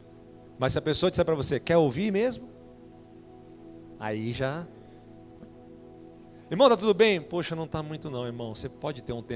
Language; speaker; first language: Portuguese; native; Portuguese